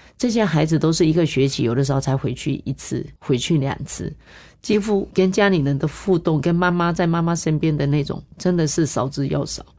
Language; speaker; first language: Chinese; native; Chinese